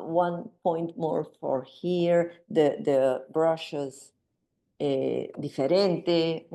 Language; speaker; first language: English; non-native, learner; Spanish